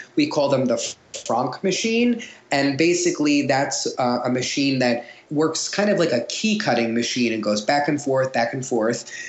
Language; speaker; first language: English; native; English